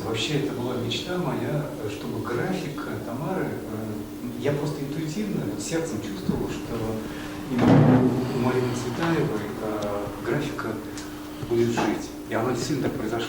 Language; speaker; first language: Russian; native; Russian